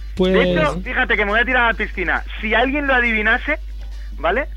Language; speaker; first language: Spanish; native; Spanish